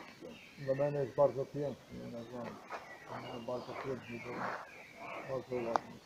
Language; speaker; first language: Polish; non-native, learner; Croatian